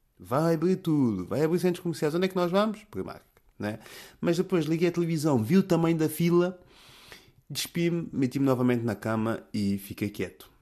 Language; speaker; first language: Portuguese; native; Portuguese